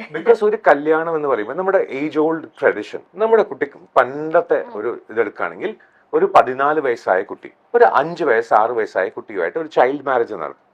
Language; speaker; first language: Malayalam; native; Malayalam